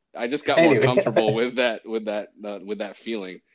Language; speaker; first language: English; native; English